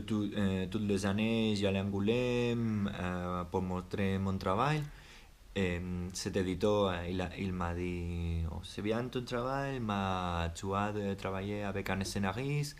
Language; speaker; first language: French; non-native, learner; Spanish